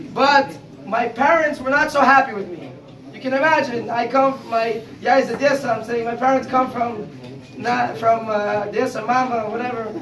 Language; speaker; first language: English; native; English